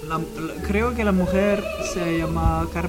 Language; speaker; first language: Spanish; non-native, learner; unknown